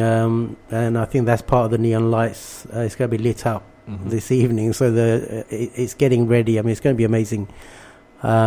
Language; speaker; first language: English; early bilingual, other home language; Bangla